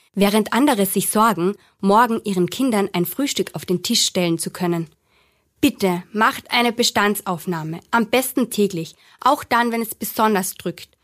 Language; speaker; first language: German; native; German